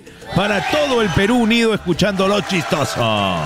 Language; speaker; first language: Spanish; native; Spanish